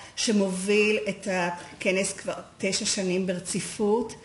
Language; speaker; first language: Hebrew; native; Hebrew